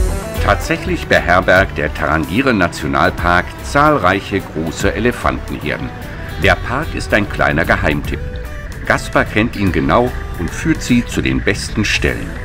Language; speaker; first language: German; native; German